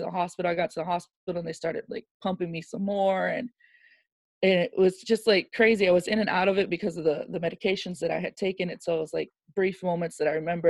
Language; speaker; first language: English; native; English